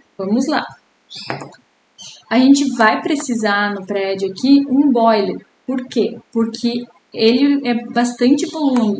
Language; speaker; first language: Portuguese; native; Portuguese